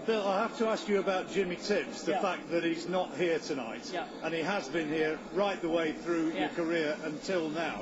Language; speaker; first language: English; native; English